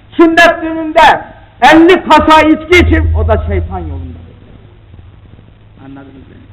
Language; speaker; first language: Turkish; native; Turkish